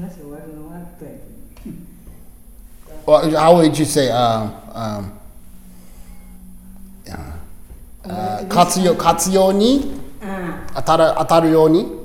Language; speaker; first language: Japanese; non-native, learner; English